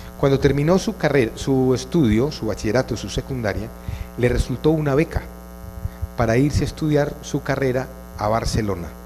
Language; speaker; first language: Spanish; native; Spanish